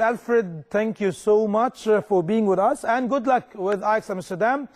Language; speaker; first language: English; non-native, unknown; Arabic